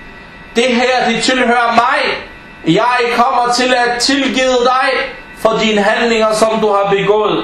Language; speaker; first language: Danish; early bilingual, other home language; Arabic